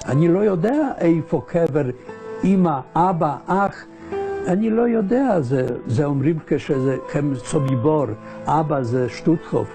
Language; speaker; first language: Hebrew; non-native, learner; Polish